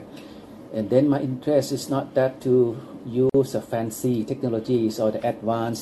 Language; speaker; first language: English; non-native, fluent; Thai